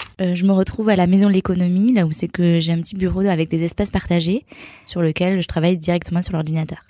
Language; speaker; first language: French; early bilingual, other home language; Spanish